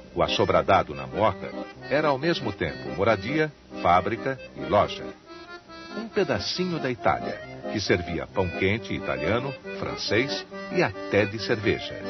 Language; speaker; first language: Portuguese; native; Portuguese